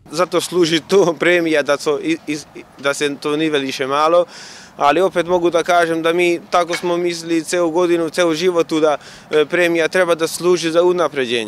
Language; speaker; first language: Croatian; non-native, local second language; Hungarian